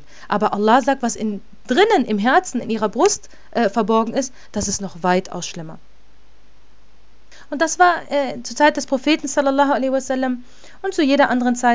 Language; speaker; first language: German; native; German